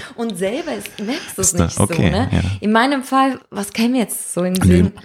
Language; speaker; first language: German; native; German